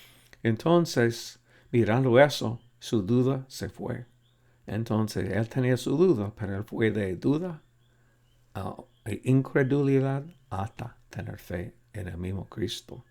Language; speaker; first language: Spanish; non-native, fluent; English